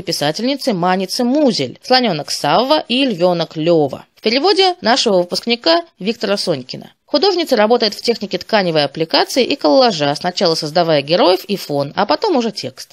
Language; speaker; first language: Russian; native; Russian